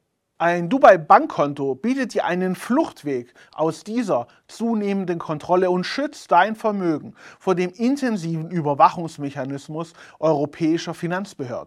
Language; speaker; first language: German; native; German